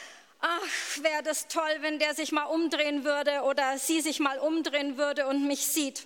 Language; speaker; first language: German; native; German